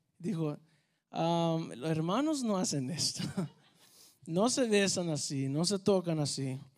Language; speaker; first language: Spanish; early bilingual, heritage; Spanish